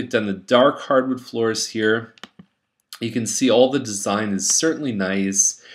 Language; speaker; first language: English; native; English